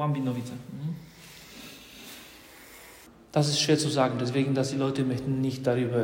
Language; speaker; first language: German; non-native, fluent; Polish